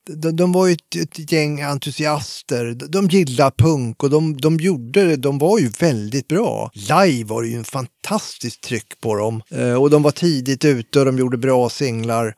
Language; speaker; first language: Swedish; native; Swedish